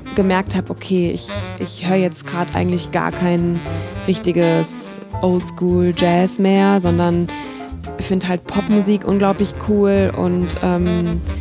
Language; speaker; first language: German; native; German